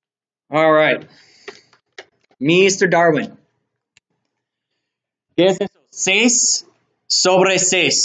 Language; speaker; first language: Spanish; non-native, learner; English